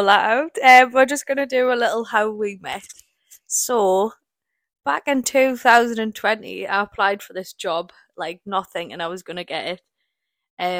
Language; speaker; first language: English; native; English